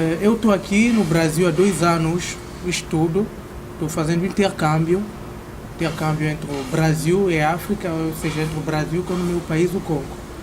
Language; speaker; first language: Portuguese; non-native, fluent; Kongo